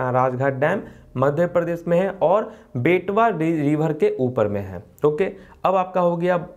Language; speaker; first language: Hindi; native; Hindi